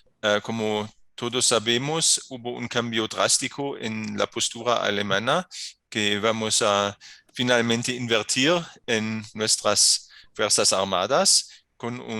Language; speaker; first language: Spanish; non-native, fluent; German